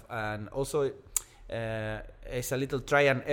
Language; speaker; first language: English; non-native, learner; Spanish